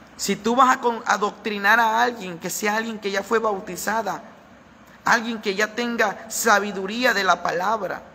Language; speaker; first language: Spanish; native; Spanish